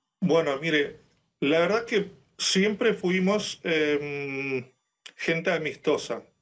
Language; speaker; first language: Spanish; non-native, fluent; Ukrainian